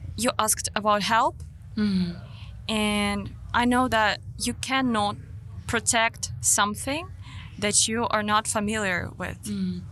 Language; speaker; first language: English; non-native, fluent; Ukrainian